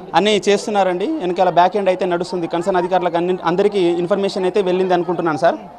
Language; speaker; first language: Telugu; non-native, local second language; Lambadi